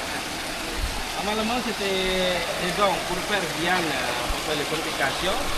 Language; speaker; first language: French; non-native, learner; Balinese